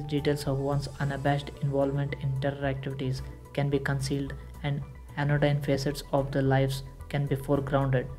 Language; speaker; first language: English; non-native, local second language; Telugu